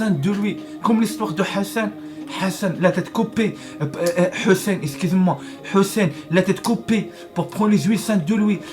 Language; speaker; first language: French; non-native, learner; Arabic